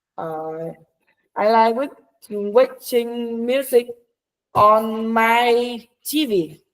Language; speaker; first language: English; non-native, learner; Vietnamese